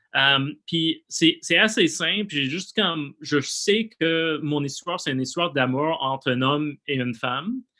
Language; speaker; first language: French; non-native, fluent; English